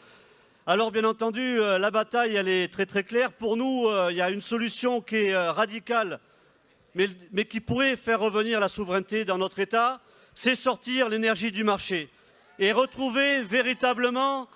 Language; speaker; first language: French; native; French